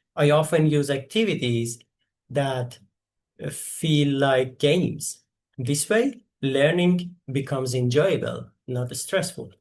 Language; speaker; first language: English; non-native, fluent; Persian